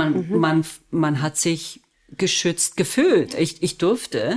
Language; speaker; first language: German; non-native, fluent; Spanish